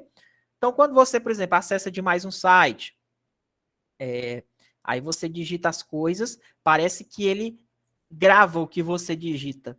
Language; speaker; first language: Portuguese; native; Portuguese